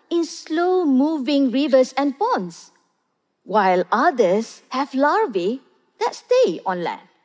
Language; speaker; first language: English; non-native, local second language; Malay